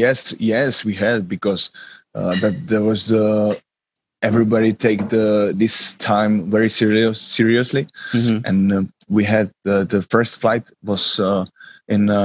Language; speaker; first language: English; non-native, learner; Czech